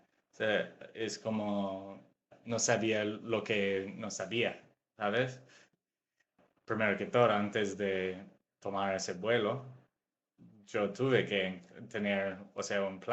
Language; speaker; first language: Spanish; non-native, fluent; English